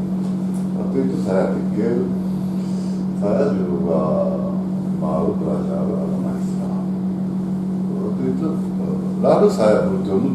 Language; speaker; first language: Indonesian; non-native, learner; Japanese